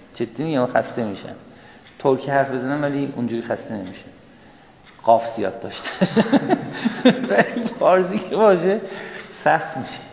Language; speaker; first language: Persian; non-native, local second language; Azerbaijani